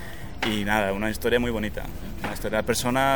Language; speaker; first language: Spanish; native; Spanish